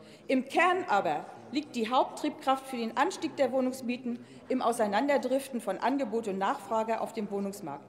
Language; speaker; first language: German; native; German